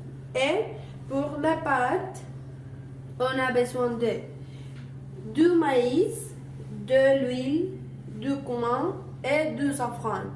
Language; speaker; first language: French; non-native, learner; Spanish